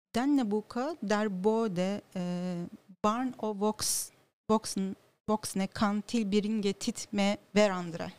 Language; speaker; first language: Norwegian; non-native, fluent; Turkish